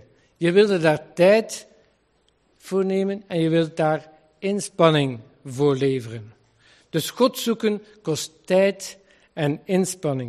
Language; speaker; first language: Dutch; native; Dutch